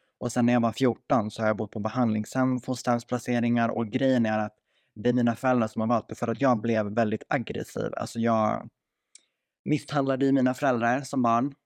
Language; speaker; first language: Swedish; native; Swedish